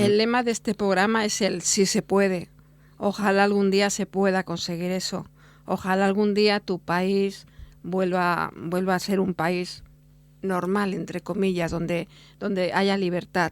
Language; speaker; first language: Spanish; native; Spanish